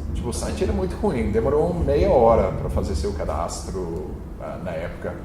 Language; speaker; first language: Portuguese; non-native, fluent; English